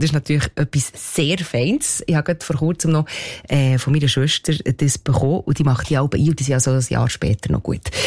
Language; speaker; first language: German; native; German